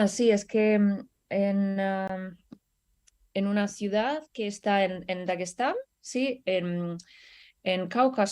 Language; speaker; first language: Spanish; non-native, fluent; Russian